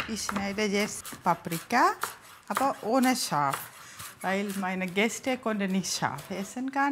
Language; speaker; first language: German; non-native, learner; Tamil